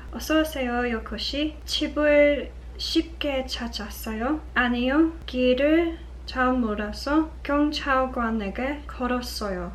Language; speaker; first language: Korean; non-native, learner; English